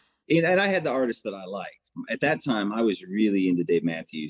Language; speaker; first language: English; native; English